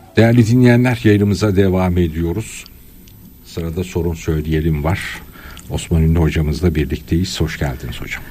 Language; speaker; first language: Turkish; native; Turkish